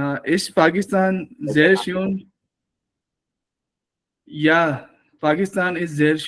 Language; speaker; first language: German; non-native, learner; Urdu